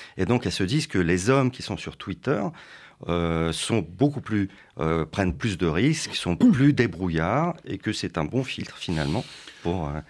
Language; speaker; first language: French; early bilingual, other home language; Russian